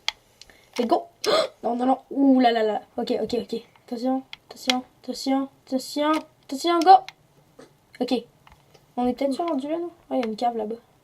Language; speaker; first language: French; native; French